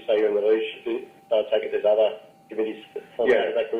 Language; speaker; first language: English; native; English